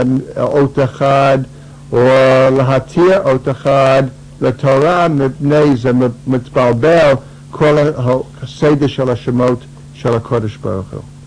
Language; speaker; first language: Hebrew; non-native, fluent; English